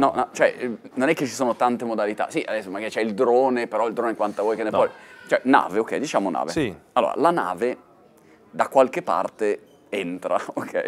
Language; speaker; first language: Italian; native; Italian